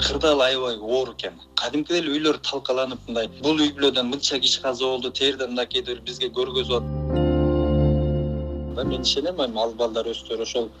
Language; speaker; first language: Kyrgyz; native; Kyrgyz